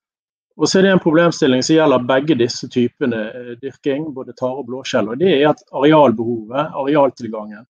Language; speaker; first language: Norwegian; native; Norwegian